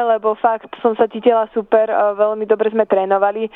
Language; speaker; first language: Slovak; early bilingual, heritage; Slovak